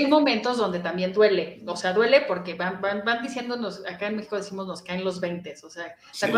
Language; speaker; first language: Spanish; native; Spanish